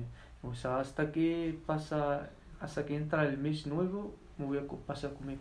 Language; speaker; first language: Spanish; non-native, learner; Berber languages